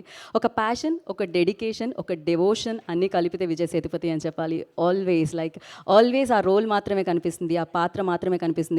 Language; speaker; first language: Telugu; native; Telugu